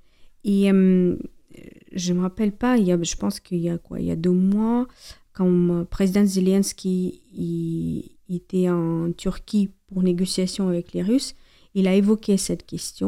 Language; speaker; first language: French; non-native, fluent; Ukrainian